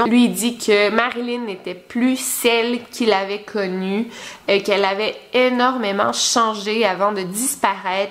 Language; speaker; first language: French; native; French